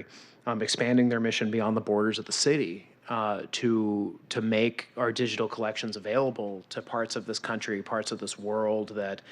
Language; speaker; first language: English; native; English